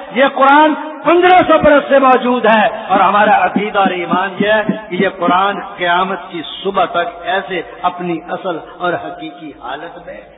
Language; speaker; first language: Urdu; non-native, local second language; Punjabi